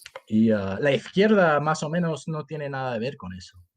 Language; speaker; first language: Spanish; early bilingual, heritage; Spanish